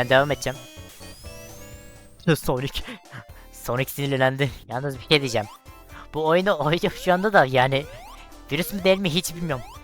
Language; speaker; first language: Turkish; native; Turkish